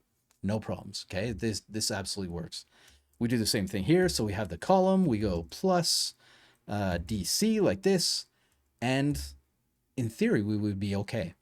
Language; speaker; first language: English; native; English